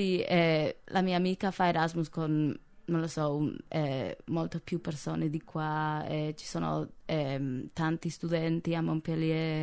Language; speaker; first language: Italian; non-native, fluent; English